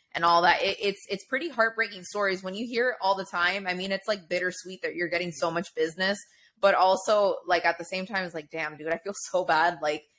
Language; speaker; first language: English; native; English